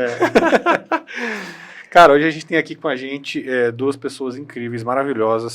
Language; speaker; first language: Portuguese; native; Portuguese